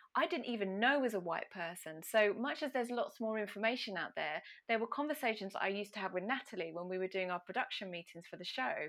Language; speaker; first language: English; native; English